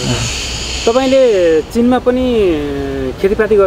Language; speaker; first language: Nepali; native; Nepali